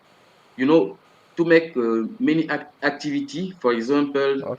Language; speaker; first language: English; non-native, learner; French